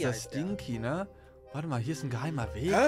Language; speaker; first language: German; native; German